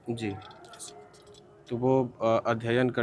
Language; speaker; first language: Hindi; native; Hindi